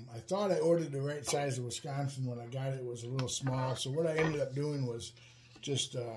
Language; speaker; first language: English; native; English